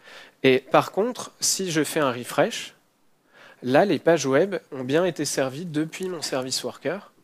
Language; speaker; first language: French; native; French